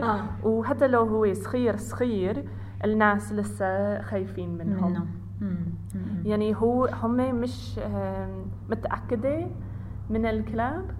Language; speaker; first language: Arabic; non-native, learner; English